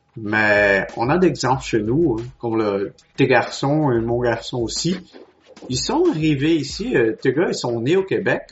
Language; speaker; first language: French; non-native, learner; Portuguese